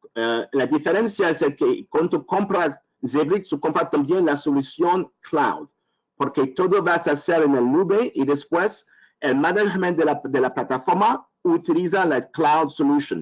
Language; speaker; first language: Spanish; non-native, learner; French